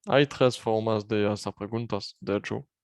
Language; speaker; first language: Spanish; non-native, learner; French